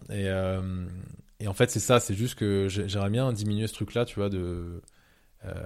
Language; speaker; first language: French; early bilingual, other home language; Vietnamese